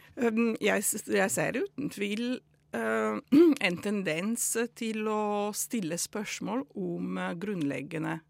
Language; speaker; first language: Norwegian; non-native, fluent; Italian